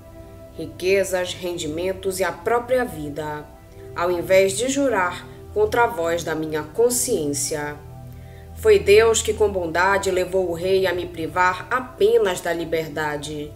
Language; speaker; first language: Portuguese; native; Portuguese